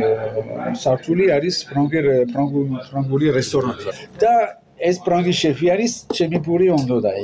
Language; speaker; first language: Georgian; non-native, learner; French